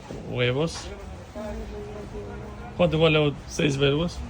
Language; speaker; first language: Spanish; non-native, learner; Albanian